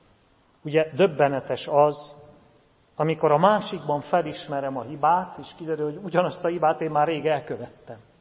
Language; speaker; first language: Hungarian; native; Hungarian